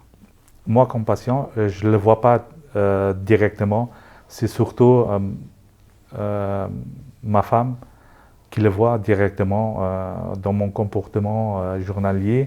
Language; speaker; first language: French; non-native, local second language; Luxembourgish